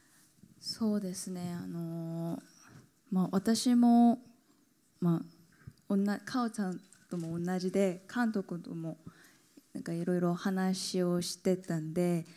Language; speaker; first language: Japanese; non-native, fluent; Korean